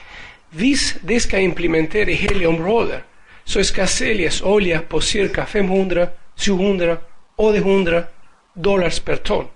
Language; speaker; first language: Danish; non-native, fluent; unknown